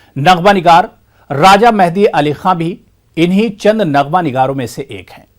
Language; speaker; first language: Urdu; native; Urdu